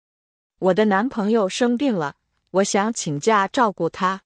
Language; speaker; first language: Chinese; non-native, learner; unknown